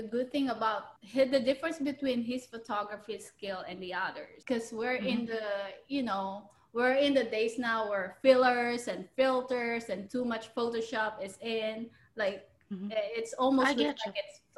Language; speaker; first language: English; non-native, local second language; Filipino